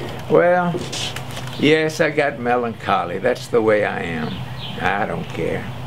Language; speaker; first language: English; early bilingual, other home language; Spanish